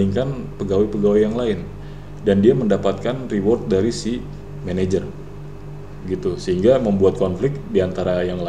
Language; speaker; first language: Indonesian; native; Indonesian